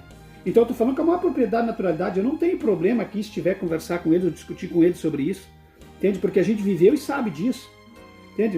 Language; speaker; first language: Portuguese; native; Portuguese